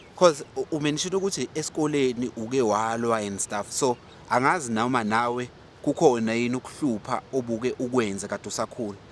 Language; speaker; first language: Zulu; native; Zulu